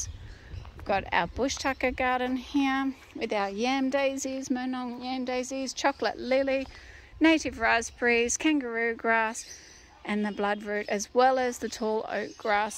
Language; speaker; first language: English; native; English